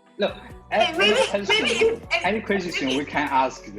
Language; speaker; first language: English; non-native, learner; Chinese